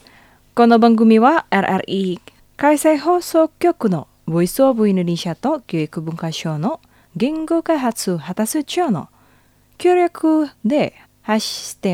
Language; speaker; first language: Japanese; non-native, fluent; Indonesian